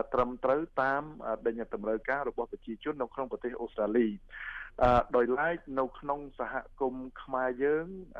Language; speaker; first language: Khmer; native; Khmer